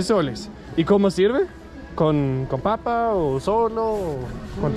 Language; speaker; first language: Spanish; non-native, learner; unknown